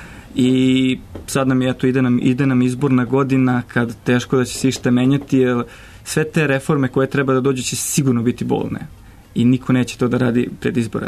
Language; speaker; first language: Serbian; native; Serbian